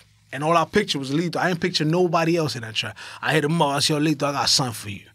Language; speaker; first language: English; early bilingual, other home language; Spanish